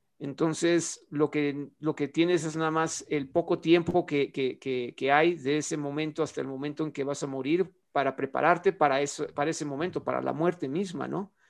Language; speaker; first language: Spanish; native; Spanish